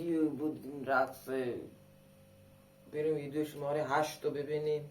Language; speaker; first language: Persian; non-native, local second language; Baluchi